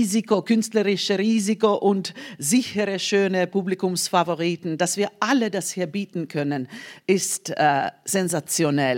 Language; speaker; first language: German; non-native, fluent; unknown